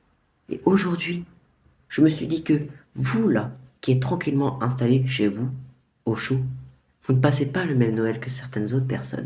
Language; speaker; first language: French; native; French